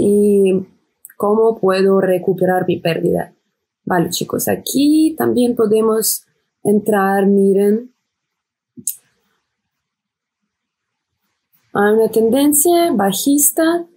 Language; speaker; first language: Spanish; non-native, fluent; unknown